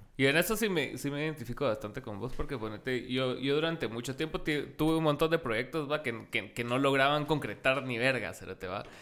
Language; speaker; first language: Spanish; native; Spanish